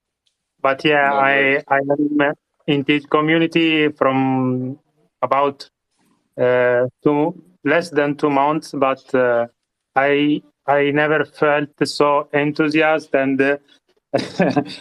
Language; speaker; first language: English; non-native, learner; Italian